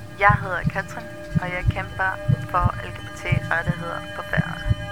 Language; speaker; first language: Danish; non-native, local second language; Faroese